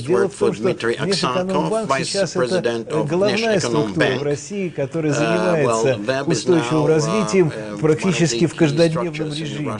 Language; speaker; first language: Russian; native; Russian